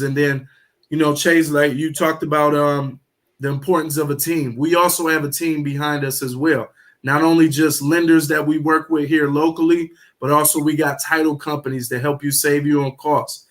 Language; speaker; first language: English; native; English